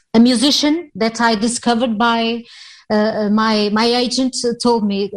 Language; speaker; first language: English; non-native, fluent; Portuguese